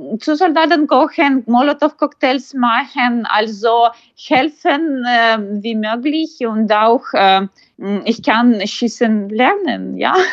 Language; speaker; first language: German; non-native, learner; Ukrainian